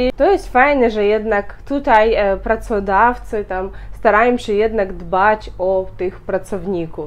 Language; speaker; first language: Polish; non-native, fluent; Ukrainian